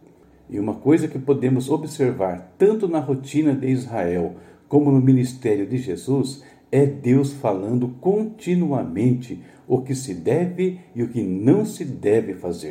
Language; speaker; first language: Portuguese; native; Portuguese